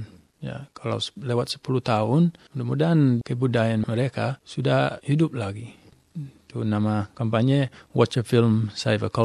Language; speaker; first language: Indonesian; non-native, fluent; English